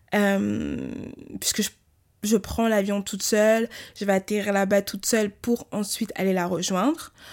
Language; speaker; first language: French; early bilingual, other home language; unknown